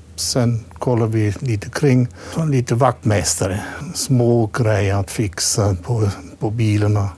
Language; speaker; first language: Swedish; non-native, fluent; German